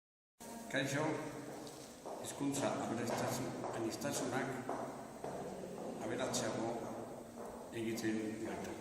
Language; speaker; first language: Basque; non-native, local second language; Spanish